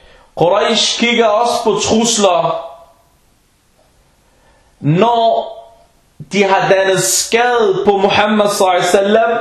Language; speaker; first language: Danish; non-native, local second language; Arabic